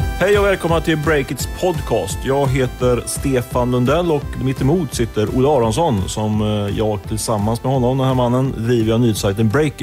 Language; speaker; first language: Swedish; native; Swedish